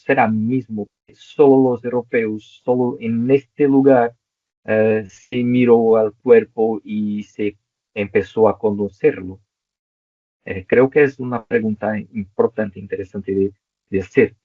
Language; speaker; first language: Spanish; non-native, local second language; Portuguese